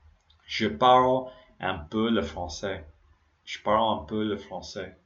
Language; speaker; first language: French; non-native, fluent; English